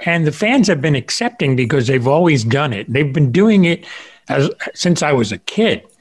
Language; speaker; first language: English; early bilingual, other home language; Spanish